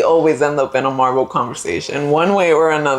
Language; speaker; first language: English; native; English